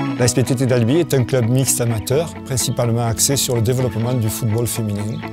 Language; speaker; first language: French; native; French